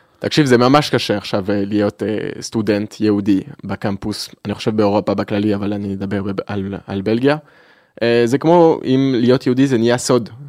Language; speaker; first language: Hebrew; early bilingual, other home language; French